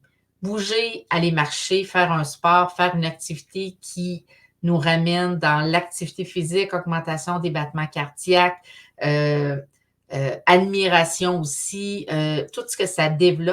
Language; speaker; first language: French; native; French